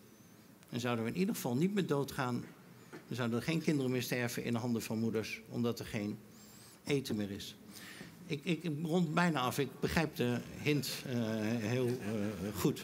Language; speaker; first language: Dutch; native; Dutch